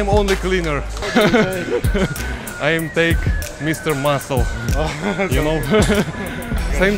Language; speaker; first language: English; non-native, learner; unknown